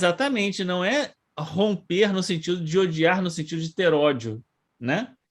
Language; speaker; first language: Portuguese; native; Portuguese